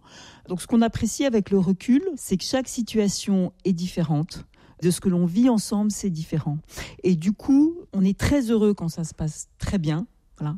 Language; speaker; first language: French; native; French